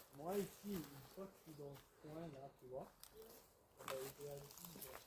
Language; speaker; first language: French; native; French